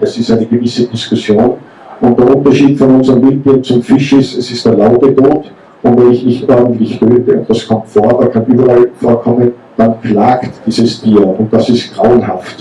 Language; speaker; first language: German; native; German